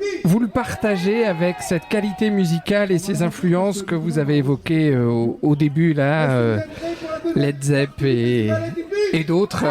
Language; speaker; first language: French; native; French